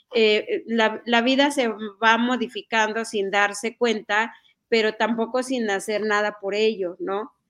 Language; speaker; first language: Spanish; non-native, local second language; Mixtepec Mixtec